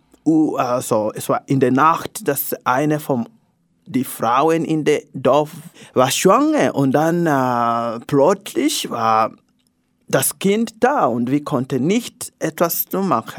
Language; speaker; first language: German; non-native, learner; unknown